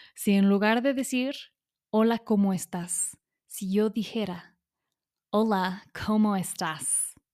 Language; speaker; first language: Spanish; non-native, fluent; English